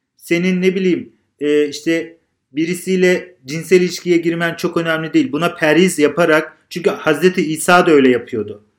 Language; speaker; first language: Turkish; native; Turkish